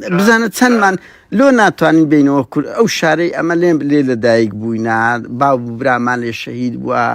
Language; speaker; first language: Central Kurdish; native; Central Kurdish